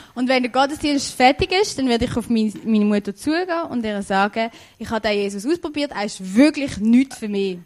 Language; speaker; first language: German; native; German